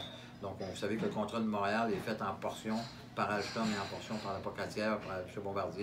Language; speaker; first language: French; native; French